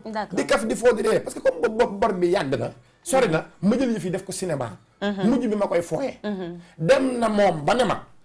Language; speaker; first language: Wolof; native; Wolof